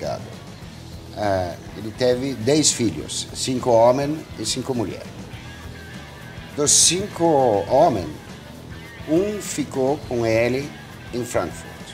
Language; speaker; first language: Portuguese; non-native, fluent; French